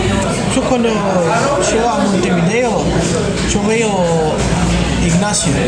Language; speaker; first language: Spanish; non-native, learner; Arabic